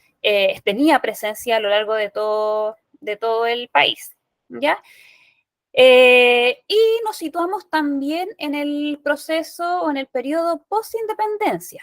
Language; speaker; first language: Spanish; native; Spanish